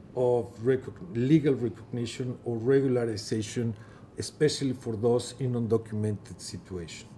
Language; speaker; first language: English; non-native, fluent; Persian